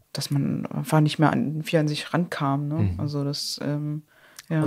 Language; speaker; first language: German; native; German